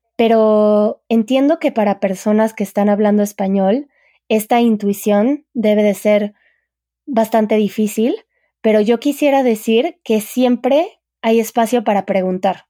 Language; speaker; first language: Spanish; native; Spanish